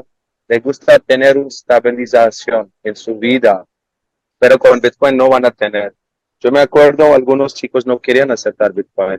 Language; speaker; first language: Spanish; non-native, learner; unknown